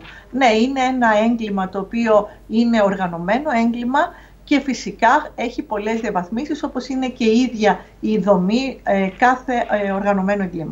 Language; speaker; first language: Greek; native; Greek